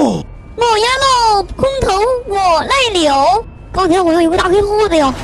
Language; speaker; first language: Chinese; native; Chinese